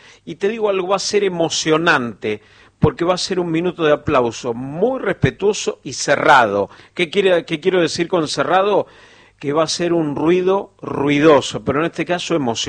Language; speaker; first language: Spanish; native; Spanish